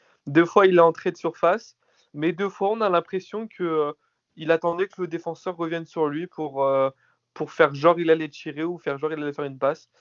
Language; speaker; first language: French; native; French